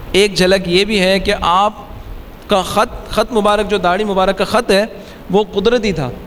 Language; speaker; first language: Urdu; native; Urdu